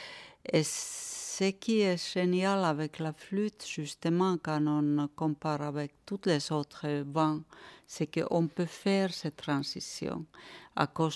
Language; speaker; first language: French; non-native, fluent; Finnish